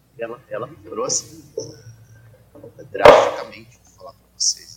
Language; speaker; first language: Portuguese; native; Portuguese